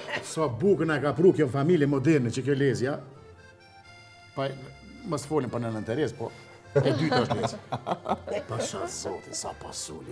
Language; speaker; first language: Albanian; native; Albanian